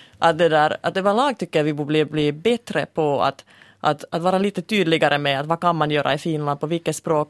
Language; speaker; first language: Swedish; native; Swedish